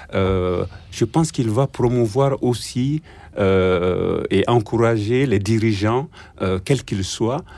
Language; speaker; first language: French; non-native, local second language; Bambara